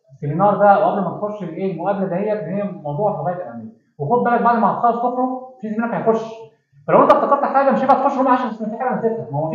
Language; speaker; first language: Arabic; native; Arabic